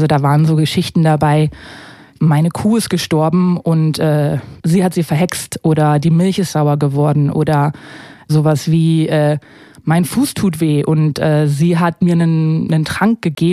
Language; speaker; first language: German; native; German